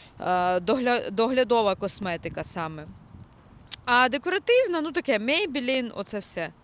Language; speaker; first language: Ukrainian; non-native, local second language; Russian